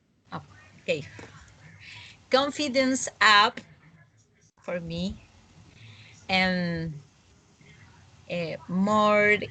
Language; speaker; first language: English; non-native, learner; Spanish